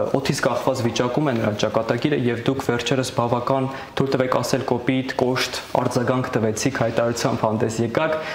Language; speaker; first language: Armenian; native; Armenian